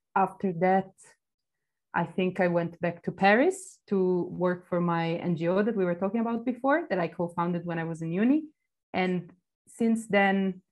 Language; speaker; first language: English; non-native, fluent; Italian